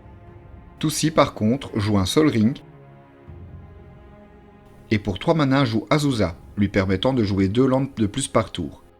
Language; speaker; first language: French; native; French